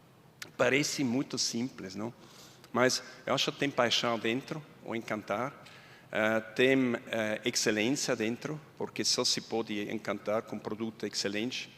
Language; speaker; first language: Portuguese; non-native, fluent; Swiss German